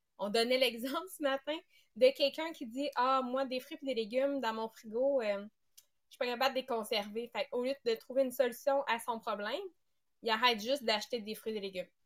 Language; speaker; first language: French; native; French